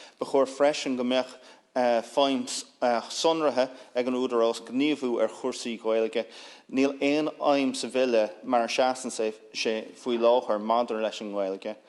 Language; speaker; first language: Irish; non-native, local second language; English